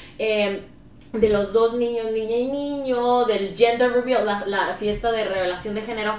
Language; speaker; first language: Spanish; early bilingual, heritage; Spanish